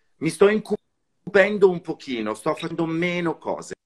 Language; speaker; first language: Italian; native; Italian